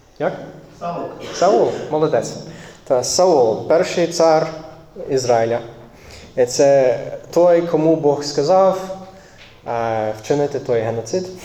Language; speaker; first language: Ukrainian; non-native, fluent; English